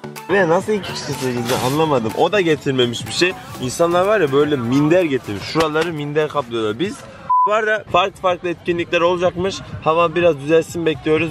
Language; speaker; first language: Turkish; native; Turkish